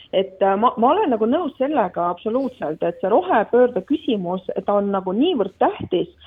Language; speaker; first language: Estonian; non-native, local second language; Russian